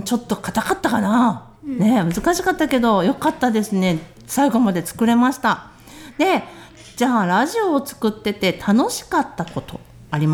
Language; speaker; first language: Japanese; native; Japanese